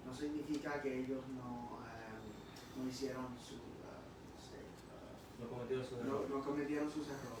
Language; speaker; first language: Spanish; early bilingual, heritage; Spanish